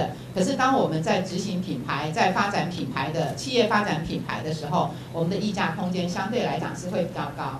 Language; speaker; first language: Chinese; native; Chinese